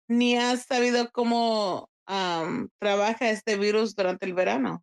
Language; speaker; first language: Spanish; early bilingual, heritage; Spanish